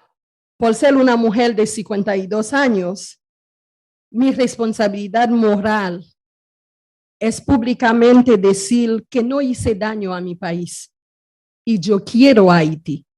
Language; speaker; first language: Spanish; non-native, fluent; Haitian Creole